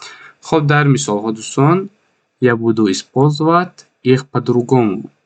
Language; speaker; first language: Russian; non-native, fluent; Tajik